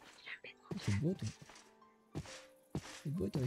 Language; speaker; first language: French; native; French